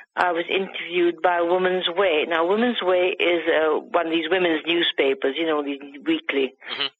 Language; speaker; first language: English; native; English